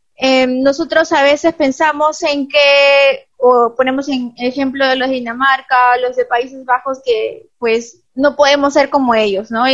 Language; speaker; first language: Spanish; native; Spanish